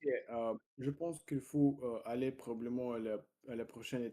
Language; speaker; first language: French; non-native, learner; Russian